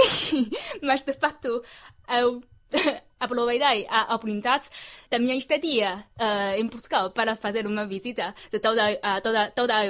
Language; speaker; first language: Portuguese; non-native, fluent; Chinese